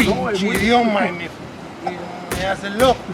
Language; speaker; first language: Spanish; non-native, learner; English